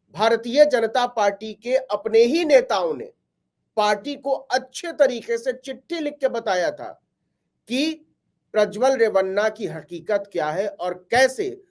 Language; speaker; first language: Hindi; native; Hindi